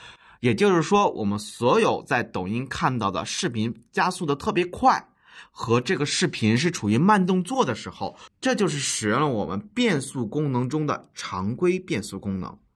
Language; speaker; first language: Chinese; native; Chinese